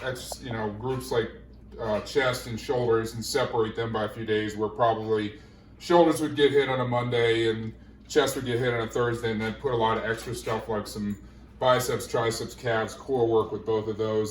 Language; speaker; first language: English; native; English